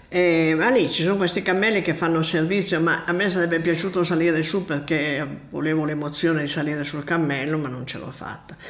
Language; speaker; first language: Italian; native; Italian